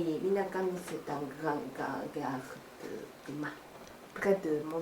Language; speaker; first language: French; non-native, learner; Japanese